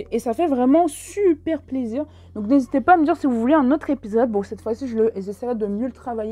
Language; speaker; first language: French; native; French